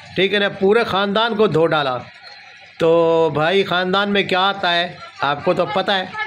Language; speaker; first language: Urdu; non-native, local second language; Punjabi